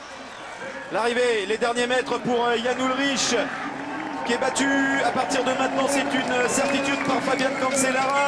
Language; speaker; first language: French; native; French